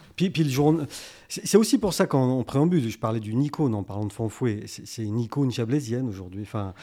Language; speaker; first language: French; native; French